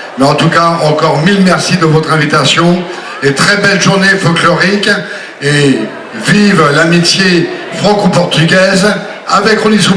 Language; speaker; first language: French; native; French